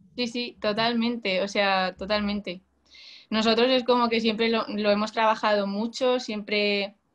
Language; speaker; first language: Spanish; native; Spanish